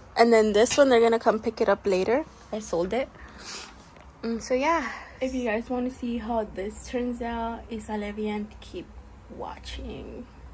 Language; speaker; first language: English; early bilingual, other home language; Spanish